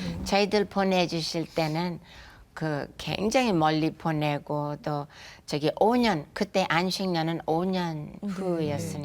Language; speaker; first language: Korean; non-native, fluent; English